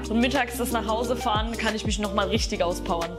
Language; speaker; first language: German; native; German